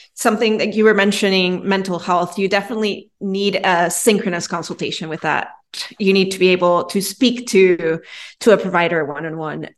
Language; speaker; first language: English; non-native, fluent; Spanish